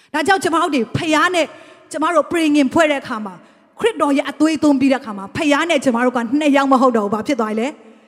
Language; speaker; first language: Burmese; non-native, local second language; Tedim Chin